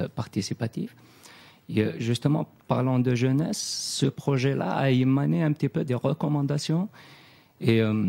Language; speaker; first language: French; non-native, local second language; Kabyle